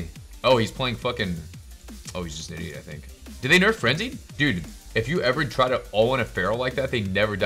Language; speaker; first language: English; native; English